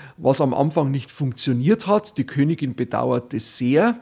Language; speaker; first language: German; native; German